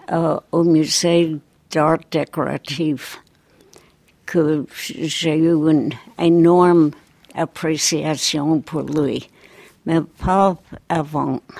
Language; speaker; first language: French; non-native, fluent; English